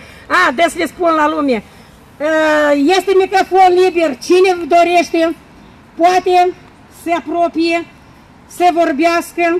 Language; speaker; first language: Romanian; non-native, local second language; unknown